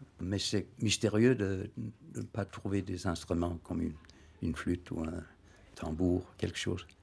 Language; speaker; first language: French; non-native, learner; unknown